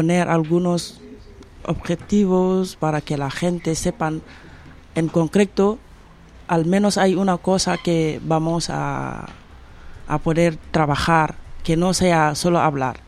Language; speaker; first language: Spanish; non-native, fluent; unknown